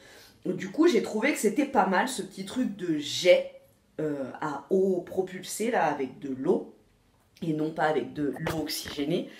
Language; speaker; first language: French; native; French